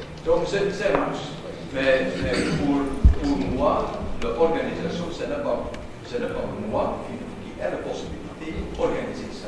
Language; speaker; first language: French; non-native, learner; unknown